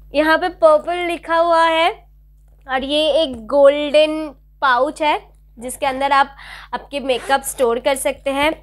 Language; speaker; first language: Hindi; non-native, local second language; Bangla